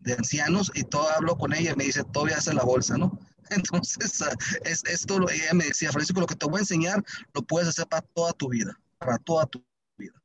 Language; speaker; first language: Spanish; early bilingual, heritage; Spanish